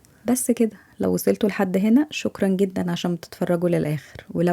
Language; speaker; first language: Arabic; native; Arabic